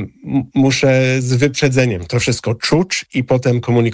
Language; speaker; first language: Polish; non-native, fluent; English